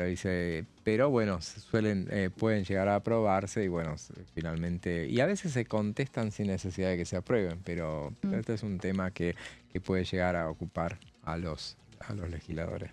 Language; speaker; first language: Spanish; native; Spanish